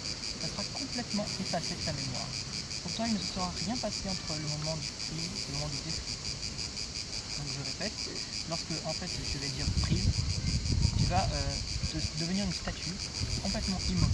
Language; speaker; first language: French; native; French